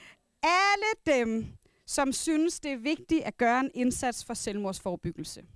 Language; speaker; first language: Danish; non-native, local second language; Kalaallisut